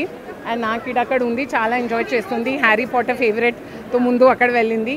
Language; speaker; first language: Telugu; non-native, local second language; Hindi